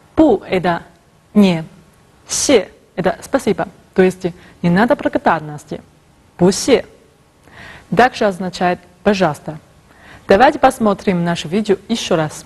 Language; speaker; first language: Russian; non-native, fluent; Chinese